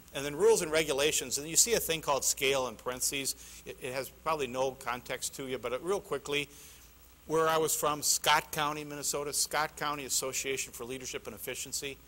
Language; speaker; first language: English; native; English